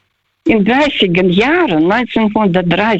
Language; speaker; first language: German; non-native, fluent; Russian